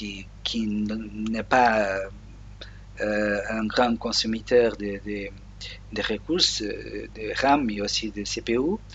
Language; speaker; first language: French; non-native, learner; Portuguese